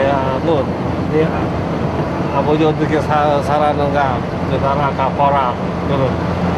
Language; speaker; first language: Korean; early bilingual, heritage; Korean